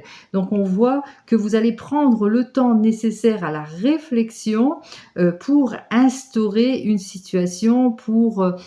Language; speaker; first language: French; native; French